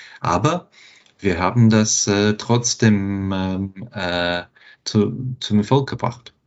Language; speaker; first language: German; non-native, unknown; English